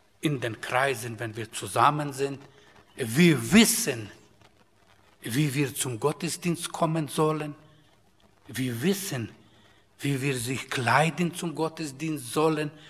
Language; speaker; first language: German; non-native, fluent; Russian